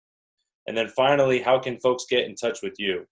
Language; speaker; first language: English; native; English